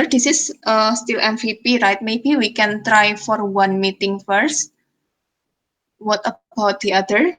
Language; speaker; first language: English; non-native, fluent; Indonesian